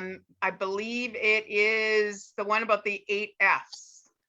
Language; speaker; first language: English; native; English